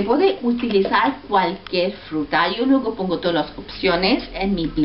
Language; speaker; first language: Spanish; non-native, fluent; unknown